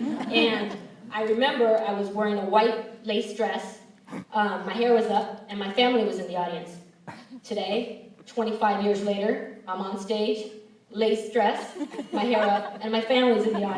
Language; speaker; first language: English; early bilingual, other home language; Spanish